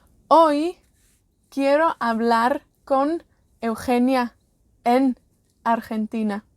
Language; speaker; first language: Spanish; non-native, fluent; Welsh